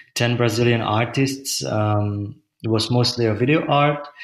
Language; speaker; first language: English; non-native, fluent; Czech